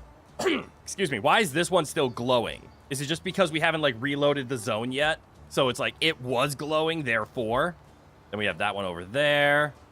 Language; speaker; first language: English; native; English